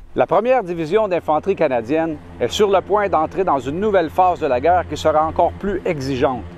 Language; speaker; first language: French; native; French